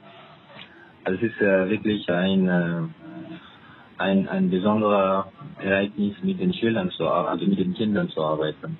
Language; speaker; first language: German; non-native, fluent; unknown